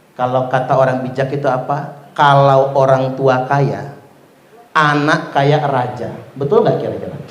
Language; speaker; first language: Indonesian; non-native, local second language; Malay